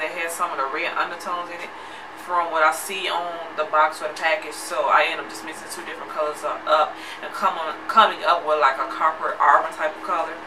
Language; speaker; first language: English; native; English